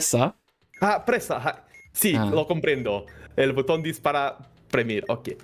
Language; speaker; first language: Spanish; non-native, learner; Portuguese